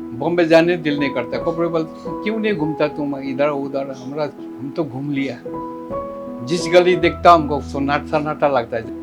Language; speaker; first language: Hindi; non-native, local second language; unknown